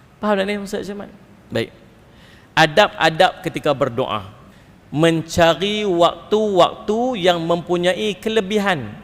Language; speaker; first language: Malay; native; Malay